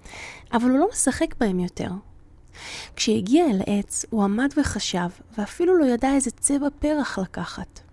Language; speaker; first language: Hebrew; native; Hebrew